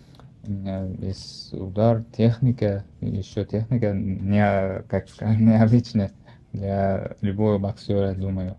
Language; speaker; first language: Russian; non-native, learner; Uzbek